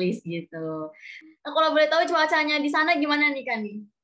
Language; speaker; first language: Indonesian; native; Indonesian